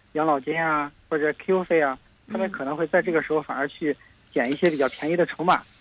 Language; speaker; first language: Chinese; native; Chinese